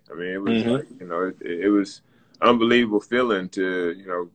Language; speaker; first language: English; native; English